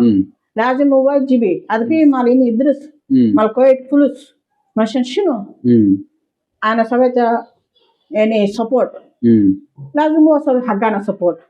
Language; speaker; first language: Arabic; non-native, learner; Telugu